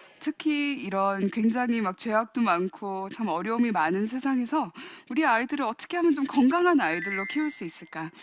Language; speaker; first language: Korean; early bilingual, heritage; Korean